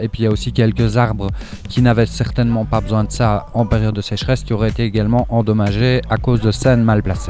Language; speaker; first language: French; native; French